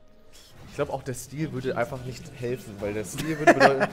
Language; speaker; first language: German; native; German